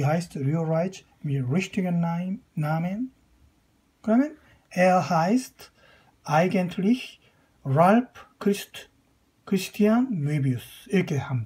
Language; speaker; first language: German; non-native, fluent; Korean